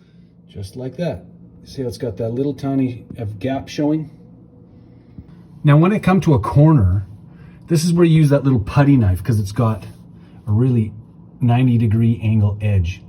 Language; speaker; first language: English; native; English